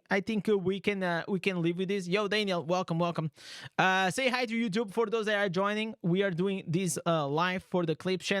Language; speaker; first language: English; non-native, fluent; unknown